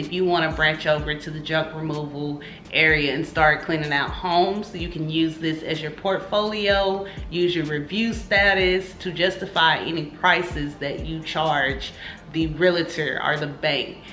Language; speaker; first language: English; native; English